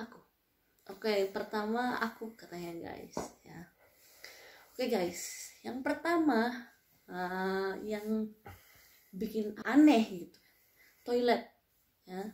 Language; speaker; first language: Indonesian; non-native, local second language; Javanese